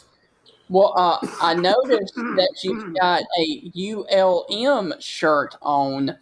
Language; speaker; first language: English; native; English